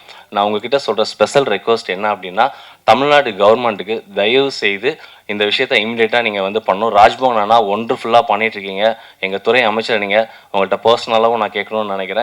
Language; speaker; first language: Tamil; native; Tamil